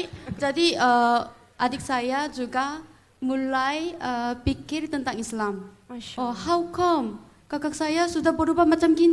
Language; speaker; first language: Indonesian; non-native, fluent; Korean